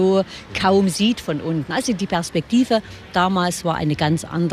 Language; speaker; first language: German; native; German